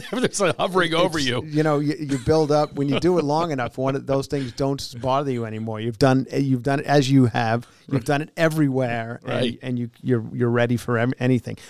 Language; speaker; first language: English; native; English